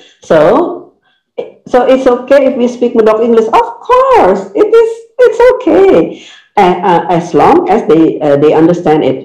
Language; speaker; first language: English; non-native, fluent; Indonesian